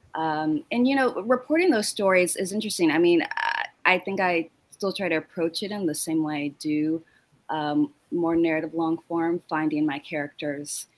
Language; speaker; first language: English; native; English